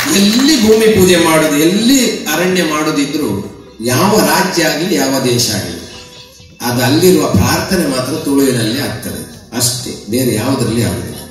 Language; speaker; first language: Kannada; non-native, local second language; Tulu